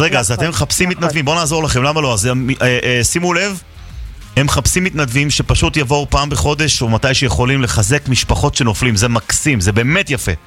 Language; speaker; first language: Hebrew; native; Hebrew